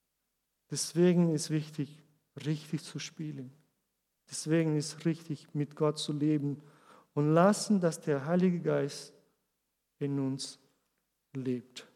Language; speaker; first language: German; non-native, learner; Portuguese